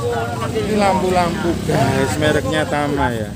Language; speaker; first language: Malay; non-native, local second language; Javanese